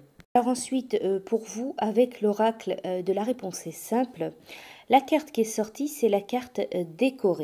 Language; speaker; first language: French; native; French